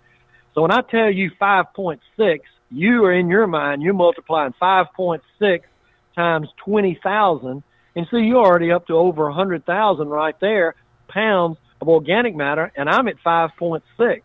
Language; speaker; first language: English; native; English